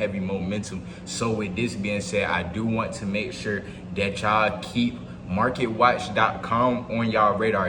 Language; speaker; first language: English; native; English